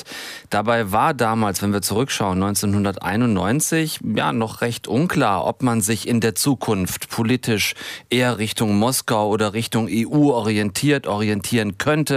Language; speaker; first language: German; native; German